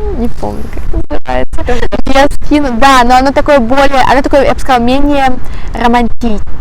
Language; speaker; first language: Russian; native; Russian